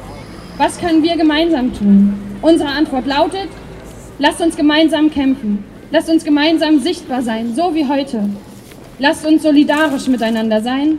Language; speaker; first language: German; native; German